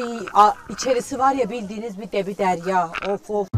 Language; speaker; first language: Turkish; native; Turkish